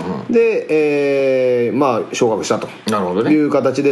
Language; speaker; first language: Japanese; native; Japanese